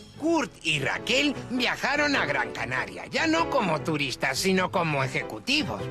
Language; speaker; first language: Spanish; native; Spanish